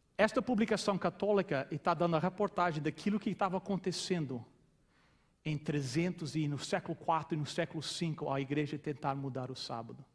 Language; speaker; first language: Portuguese; non-native, fluent; English